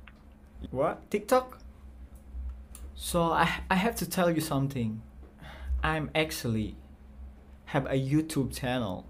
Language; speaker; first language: English; non-native, learner; Indonesian